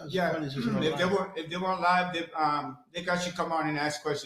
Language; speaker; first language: English; native; English